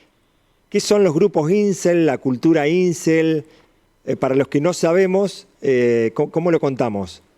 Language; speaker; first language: Spanish; native; Spanish